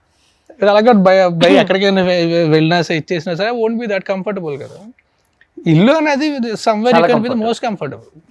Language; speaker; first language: Telugu; native; Telugu